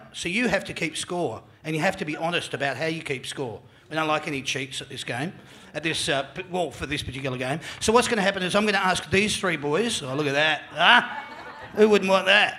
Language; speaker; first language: English; native; English